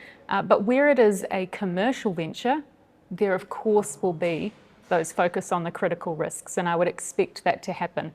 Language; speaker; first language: English; native; English